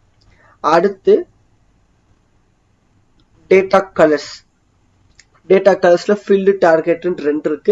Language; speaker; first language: Tamil; native; Tamil